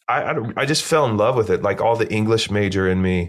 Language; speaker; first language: English; native; English